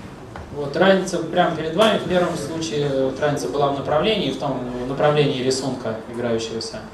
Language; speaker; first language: Russian; native; Russian